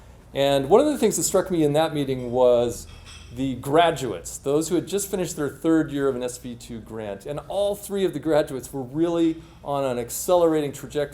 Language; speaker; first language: English; native; English